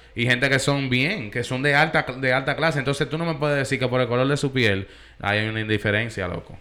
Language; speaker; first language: Spanish; early bilingual, heritage; Spanish